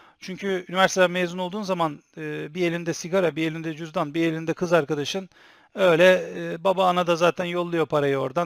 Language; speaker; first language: Turkish; native; Turkish